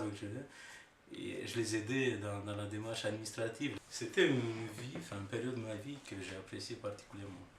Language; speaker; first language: French; non-native, fluent; Romanian